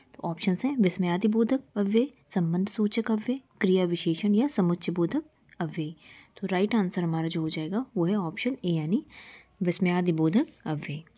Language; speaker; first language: Hindi; native; Hindi